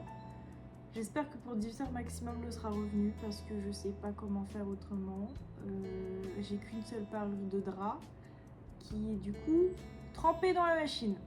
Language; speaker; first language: French; native; French